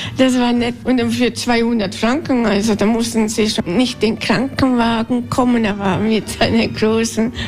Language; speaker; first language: German; early bilingual, heritage; Spanish